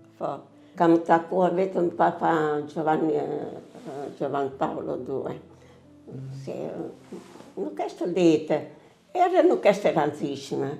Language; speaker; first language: Albanian; non-native, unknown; Italian